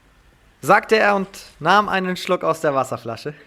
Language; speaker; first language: German; native; German